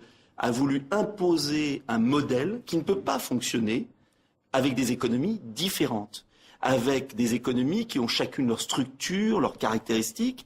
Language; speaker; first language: French; native; French